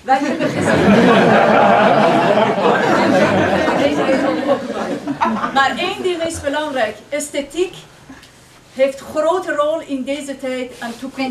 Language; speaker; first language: Dutch; non-native, fluent; Persian